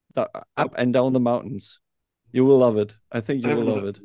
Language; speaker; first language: English; non-native, learner; German